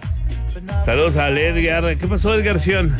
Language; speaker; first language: Spanish; native; Spanish